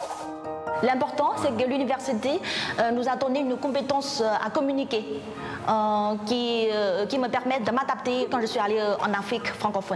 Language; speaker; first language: French; non-native, fluent; Chinese